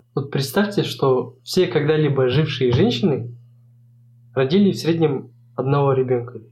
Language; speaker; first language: Russian; non-native, local second language; Kazakh